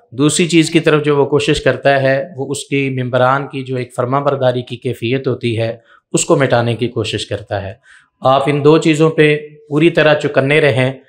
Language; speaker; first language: Urdu; non-native, local second language; Punjabi